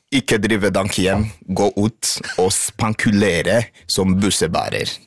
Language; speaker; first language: Norwegian; non-native, fluent; Swahili